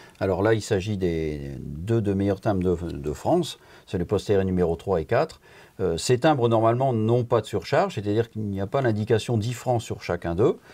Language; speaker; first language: French; native; French